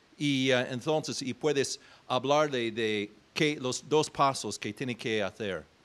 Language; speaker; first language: Spanish; non-native, fluent; English